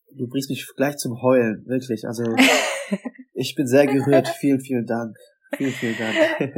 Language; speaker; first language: German; native; German